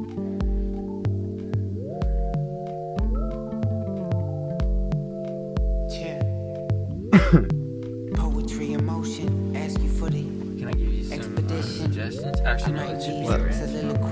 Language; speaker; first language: English; native; English